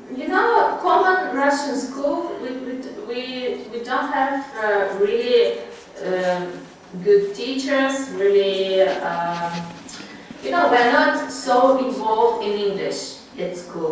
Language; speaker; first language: English; non-native, learner; Russian